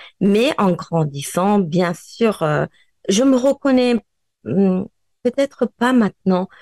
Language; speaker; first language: French; non-native, fluent; Persian